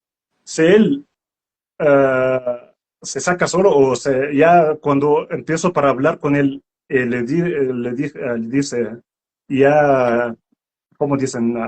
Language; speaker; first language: Spanish; non-native, learner; Arabic